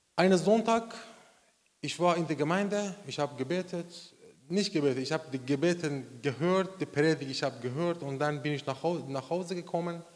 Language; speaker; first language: German; non-native, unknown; Persian